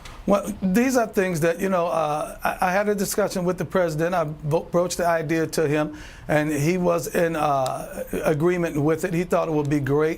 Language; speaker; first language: English; native; English